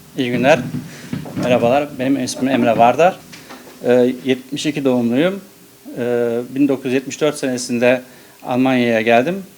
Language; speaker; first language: Turkish; early bilingual, heritage; Turkish